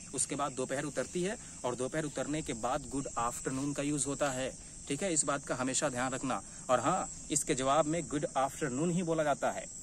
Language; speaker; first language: Hindi; native; Hindi